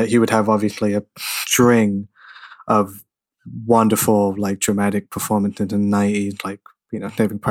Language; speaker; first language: English; native; English